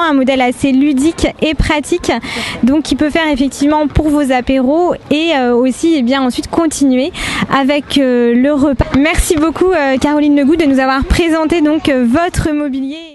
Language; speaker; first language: French; native; French